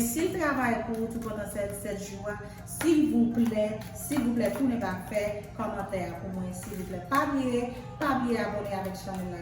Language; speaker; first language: French; non-native, learner; Haitian Creole